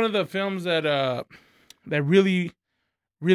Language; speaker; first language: English; native; English